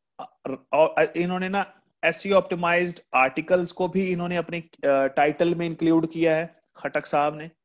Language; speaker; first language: Urdu; non-native, local second language; Punjabi